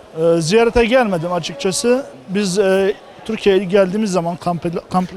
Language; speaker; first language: Turkish; non-native, learner; Arabic